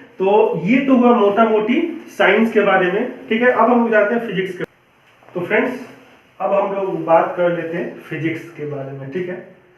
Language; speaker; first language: Hindi; native; Hindi